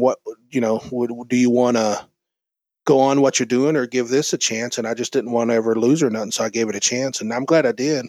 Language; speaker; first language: English; native; English